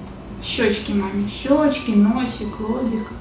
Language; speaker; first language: Russian; native; Russian